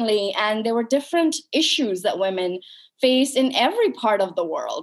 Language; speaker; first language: English; non-native, local second language; Urdu